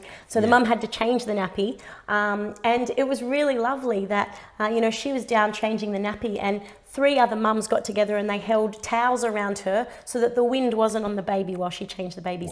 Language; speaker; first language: English; native; English